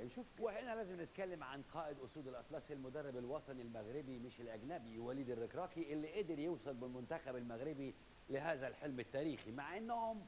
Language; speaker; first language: Arabic; native; Arabic